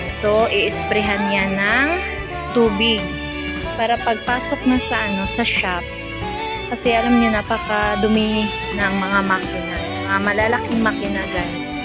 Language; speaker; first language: Filipino; non-native, local second language; Cebuano